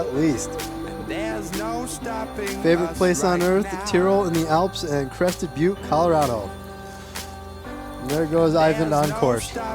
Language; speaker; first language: English; native; English